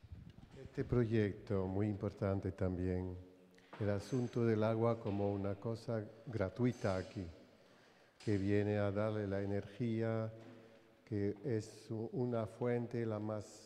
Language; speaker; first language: Spanish; non-native, fluent; French